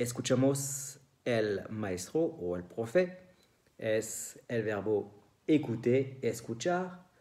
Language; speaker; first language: Spanish; non-native, fluent; French